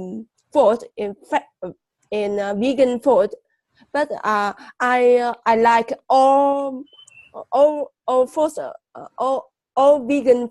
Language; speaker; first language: English; non-native, learner; Vietnamese